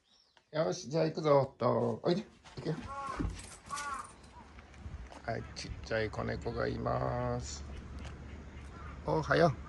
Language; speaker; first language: Japanese; native; Japanese